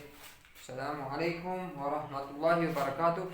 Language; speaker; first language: Arabic; non-native, fluent; Urdu